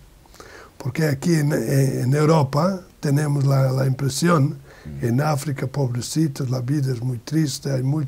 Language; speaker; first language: Spanish; non-native, learner; Portuguese